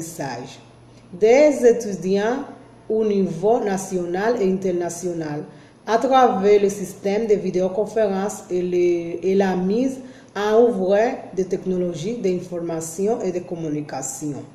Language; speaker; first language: French; non-native, learner; Spanish